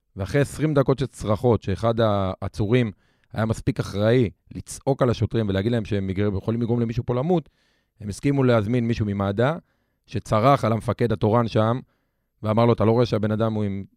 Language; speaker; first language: Hebrew; native; Hebrew